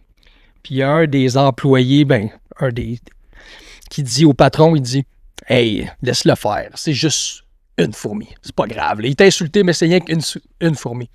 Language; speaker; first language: French; native; French